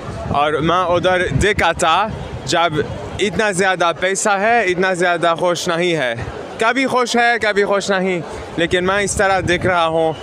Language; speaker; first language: Hindi; non-native, learner; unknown